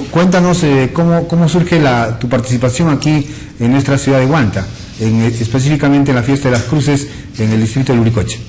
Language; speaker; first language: Spanish; native; Spanish